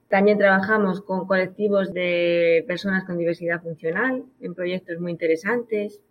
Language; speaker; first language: Spanish; native; Spanish